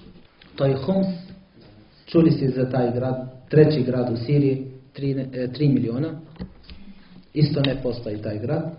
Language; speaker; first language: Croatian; non-native, learner; Arabic